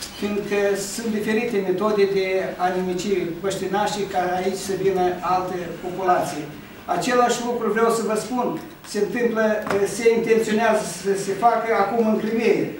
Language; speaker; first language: Romanian; native; Romanian